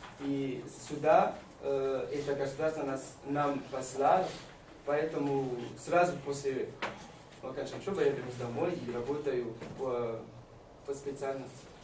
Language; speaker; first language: Russian; non-native, learner; Malagasy